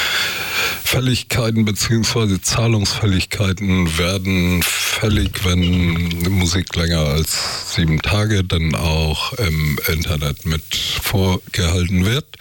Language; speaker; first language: German; native; German